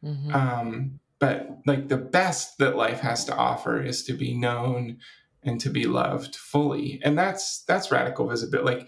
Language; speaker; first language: English; native; English